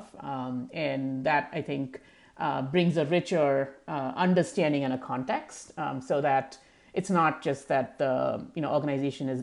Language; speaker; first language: English; non-native, local second language; Hindi